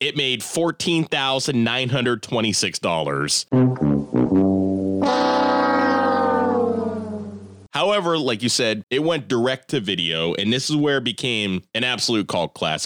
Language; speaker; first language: English; native; English